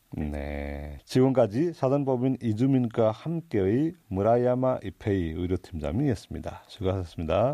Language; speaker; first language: Korean; non-native, fluent; Nepali